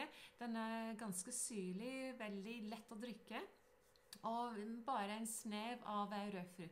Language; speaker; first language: Norwegian; non-native, fluent; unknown